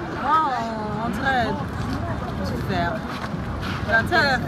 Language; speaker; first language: French; native; French